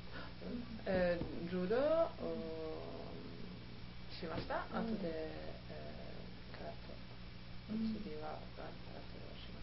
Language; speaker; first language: Japanese; non-native, learner; Italian